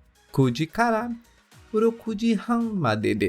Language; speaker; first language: Japanese; non-native, learner; Portuguese